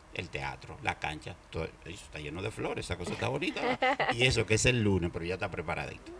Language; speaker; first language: Spanish; native; Spanish